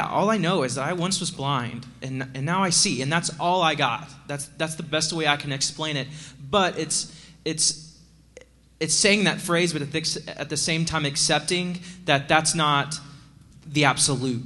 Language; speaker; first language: English; native; English